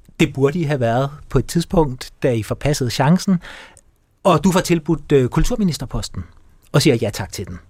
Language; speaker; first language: Danish; native; Danish